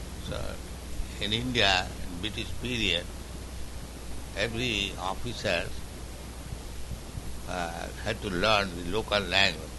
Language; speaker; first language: English; non-native, local second language; Bangla